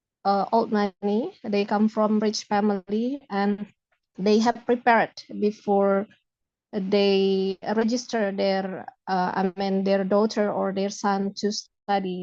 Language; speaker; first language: English; non-native, local second language; Indonesian